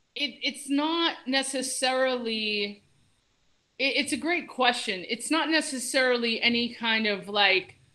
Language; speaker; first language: English; native; English